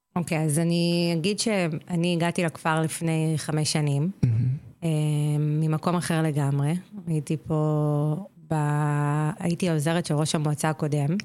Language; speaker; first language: Hebrew; native; Hebrew